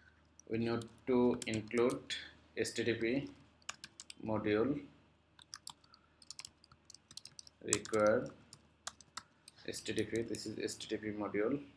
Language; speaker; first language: English; non-native, local second language; Bangla